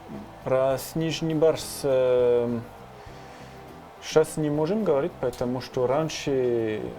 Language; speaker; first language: Russian; non-native, learner; French